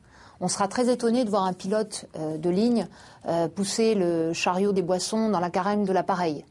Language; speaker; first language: French; native; French